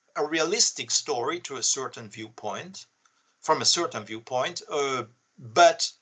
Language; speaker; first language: English; non-native, fluent; Italian